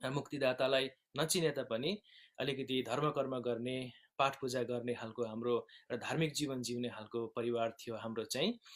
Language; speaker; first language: Nepali; native; Nepali